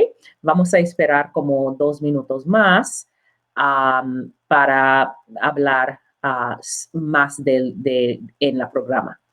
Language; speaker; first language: Spanish; non-native, learner; English